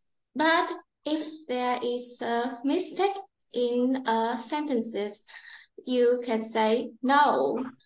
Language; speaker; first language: English; non-native, learner; Vietnamese